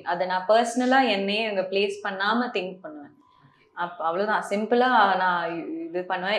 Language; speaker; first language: Tamil; non-native, local second language; Malayalam